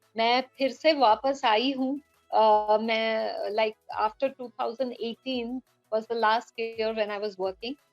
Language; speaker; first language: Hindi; non-native, local second language; Bangla